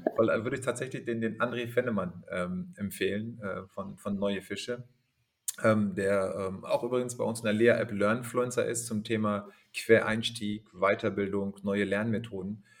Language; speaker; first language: German; native; German